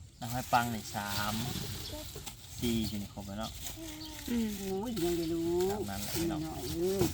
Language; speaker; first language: Thai; non-native, local second language; Northeastern Thai